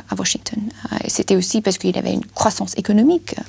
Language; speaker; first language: French; non-native, fluent; German